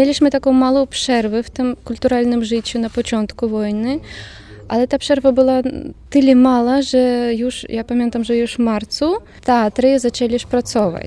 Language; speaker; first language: Polish; non-native, learner; Ukrainian